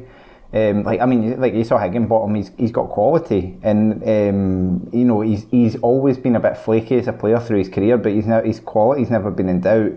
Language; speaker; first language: English; native; English